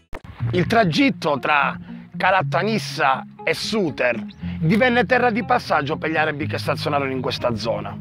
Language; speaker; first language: Italian; native; Italian